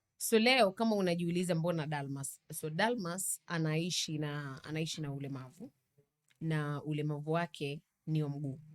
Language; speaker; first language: Swahili; native; Swahili